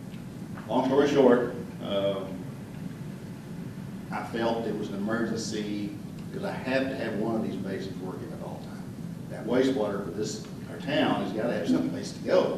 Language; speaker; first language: English; native; English